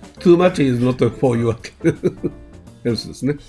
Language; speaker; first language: English; non-native, learner; Japanese